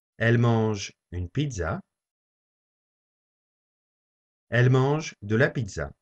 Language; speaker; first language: French; non-native, fluent; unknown